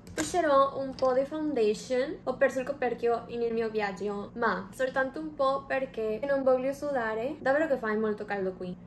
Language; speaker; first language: Italian; non-native, learner; Spanish